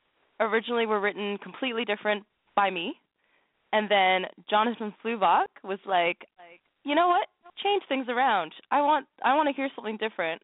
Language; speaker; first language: English; native; English